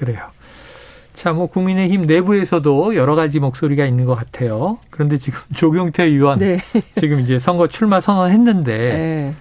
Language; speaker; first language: Korean; native; Korean